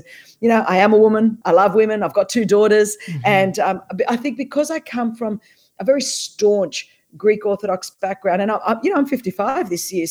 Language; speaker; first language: English; non-native, local second language; Greek